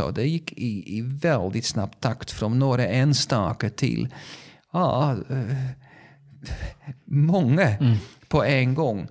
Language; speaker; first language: Swedish; non-native, fluent; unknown